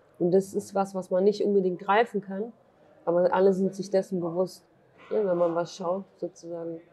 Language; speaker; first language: German; early bilingual, other home language; Kurdish